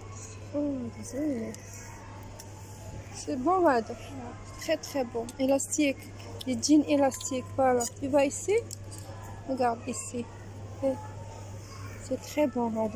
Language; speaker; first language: French; non-native, local second language; Arabic